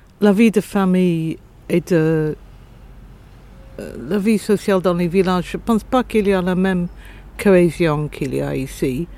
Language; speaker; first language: French; non-native, fluent; English